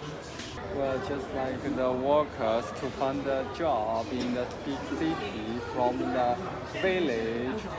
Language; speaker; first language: English; non-native, learner; Chinese